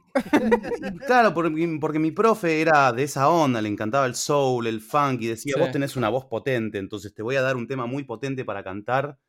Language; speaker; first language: Spanish; early bilingual, other home language; English